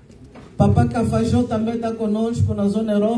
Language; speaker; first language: Portuguese; non-native, local second language; Lingala